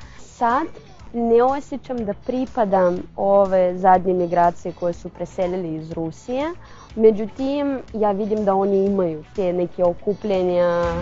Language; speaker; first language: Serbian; non-native, fluent; Russian